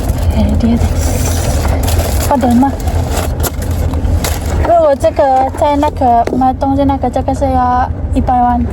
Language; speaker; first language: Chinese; non-native, learner; Indonesian